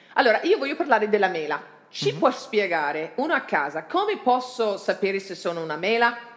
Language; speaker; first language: Italian; non-native, fluent; English